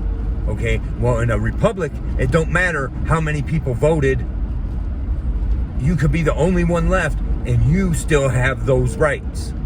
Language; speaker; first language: English; native; English